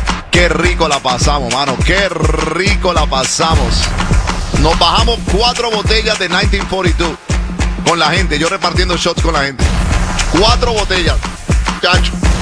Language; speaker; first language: Spanish; native; Spanish